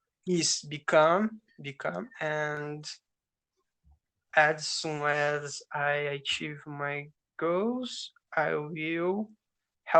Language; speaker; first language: English; non-native, learner; Portuguese